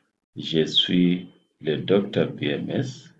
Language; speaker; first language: French; non-native, fluent; English